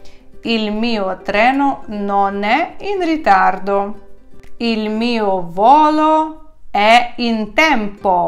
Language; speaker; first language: Italian; non-native, fluent; Ukrainian